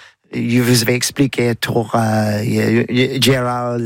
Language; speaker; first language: French; non-native, learner; English